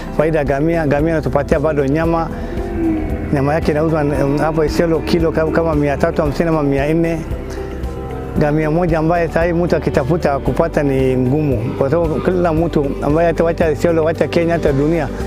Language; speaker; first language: Swahili; non-native, local second language; Somali